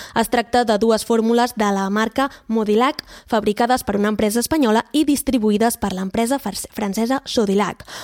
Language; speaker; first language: Catalan; native; Catalan